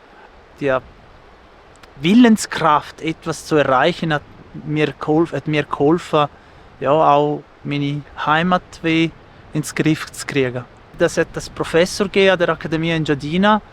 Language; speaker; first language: German; non-native, local second language; Italian